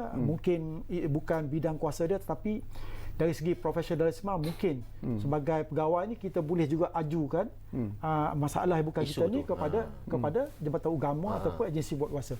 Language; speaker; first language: Malay; native; Malay